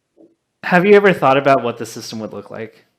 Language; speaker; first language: English; native; English